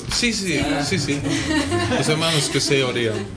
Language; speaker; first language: Spanish; non-native, learner; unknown